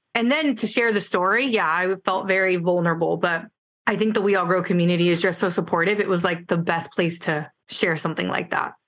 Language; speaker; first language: English; early bilingual, other home language; Spanish